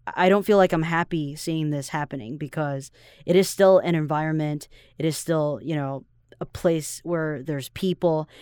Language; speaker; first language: English; non-native, fluent; Chinese